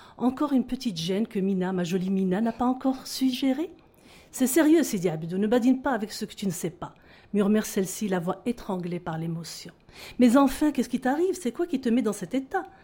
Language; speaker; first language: French; non-native, local second language; Arabic